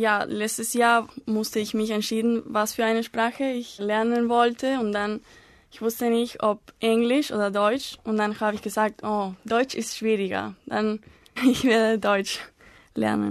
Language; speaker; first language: German; non-native, learner; Spanish